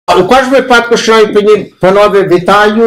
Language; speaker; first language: Ukrainian; early bilingual, heritage; Ukrainian